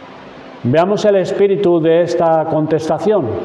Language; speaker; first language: Spanish; native; Spanish